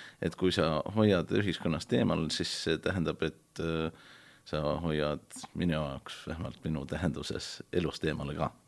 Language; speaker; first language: Estonian; early bilingual, heritage; Estonian